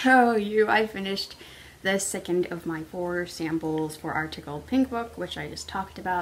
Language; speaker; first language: English; native; English